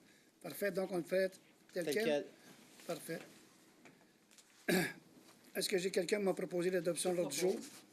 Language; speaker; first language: French; native; French